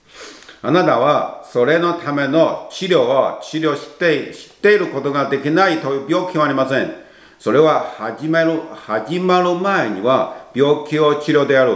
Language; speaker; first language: Japanese; non-native, learner; Chinese